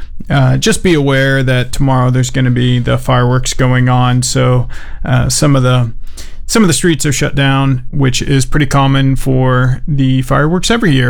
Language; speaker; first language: English; native; English